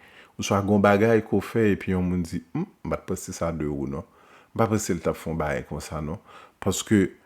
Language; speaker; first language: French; non-native, local second language; Haitian Creole